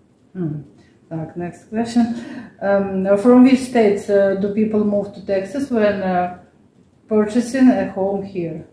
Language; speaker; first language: English; non-native, learner; Russian